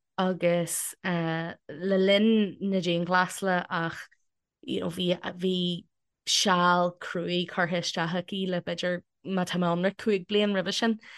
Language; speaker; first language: Irish; non-native, local second language; English